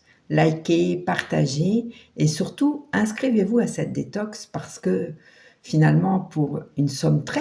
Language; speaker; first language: French; native; French